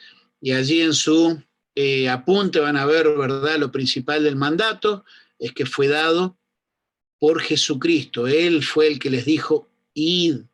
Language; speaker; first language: Spanish; native; Spanish